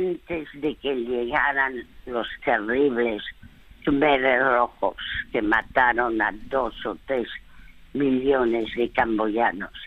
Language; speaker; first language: Spanish; early bilingual, other home language; French